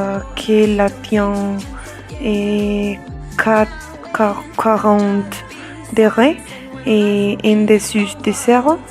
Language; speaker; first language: French; non-native, learner; Spanish